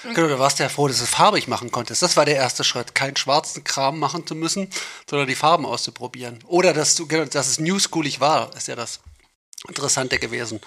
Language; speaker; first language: German; native; German